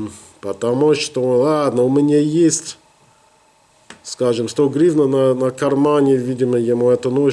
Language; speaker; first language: Russian; non-native, learner; English